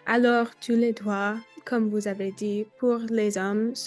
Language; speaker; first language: French; non-native, learner; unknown